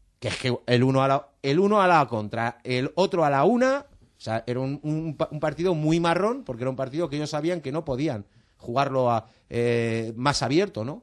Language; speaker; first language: Spanish; native; Spanish